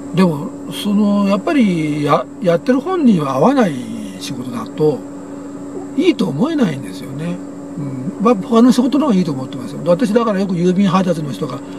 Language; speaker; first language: Japanese; native; Japanese